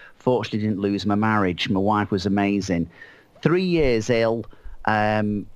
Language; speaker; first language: English; native; English